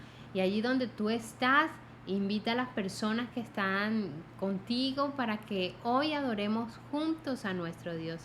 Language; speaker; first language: Spanish; native; Spanish